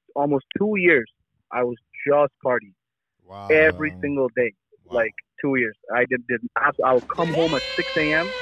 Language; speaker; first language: English; native; English